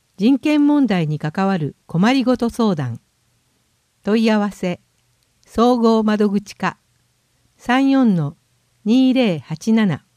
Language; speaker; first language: Japanese; native; Japanese